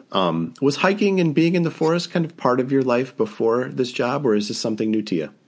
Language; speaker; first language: English; native; English